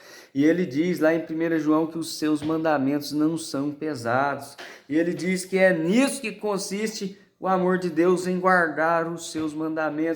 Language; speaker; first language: Portuguese; native; Portuguese